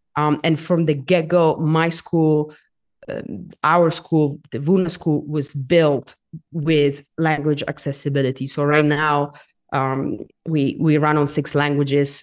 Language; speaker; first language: English; non-native, fluent; Italian